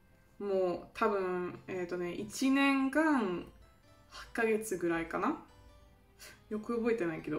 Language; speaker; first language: Japanese; non-native, fluent; German